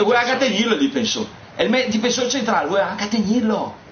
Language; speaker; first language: Italian; native; Italian